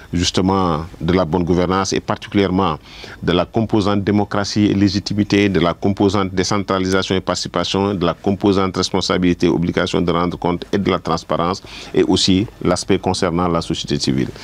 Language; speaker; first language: French; non-native, local second language; Wolof